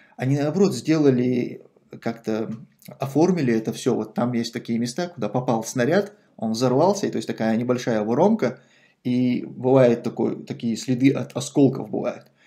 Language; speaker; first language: Russian; non-native, local second language; Chechen